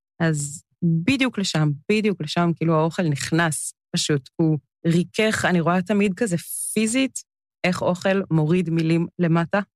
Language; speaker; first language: Hebrew; early bilingual, other home language; English